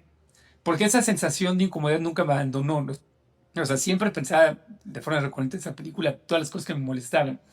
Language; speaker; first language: Spanish; native; Spanish